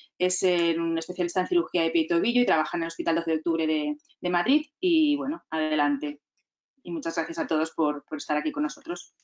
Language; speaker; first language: Spanish; native; Spanish